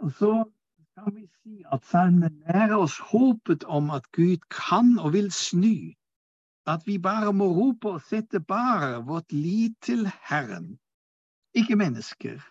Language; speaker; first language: Norwegian; non-native, fluent; German